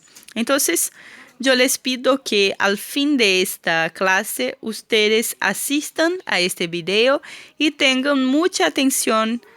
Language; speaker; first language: Spanish; non-native, fluent; Portuguese